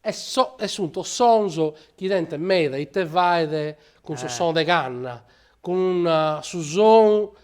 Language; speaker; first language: Italian; native; Italian